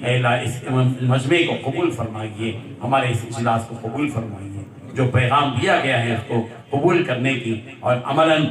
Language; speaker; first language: Urdu; native; Urdu